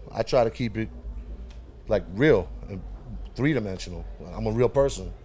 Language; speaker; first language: English; native; English